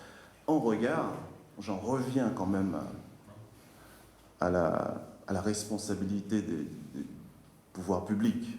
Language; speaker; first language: French; native; French